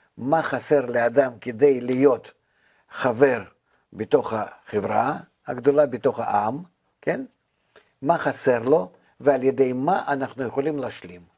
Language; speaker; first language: Hebrew; non-native, fluent; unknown